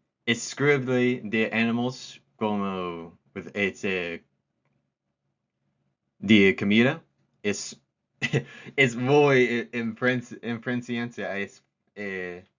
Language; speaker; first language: Spanish; non-native, learner; English